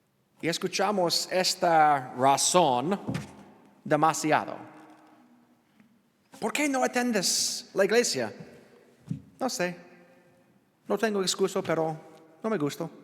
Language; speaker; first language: Spanish; non-native, learner; English